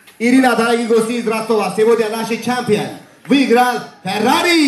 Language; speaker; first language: Russian; non-native, learner; Turkish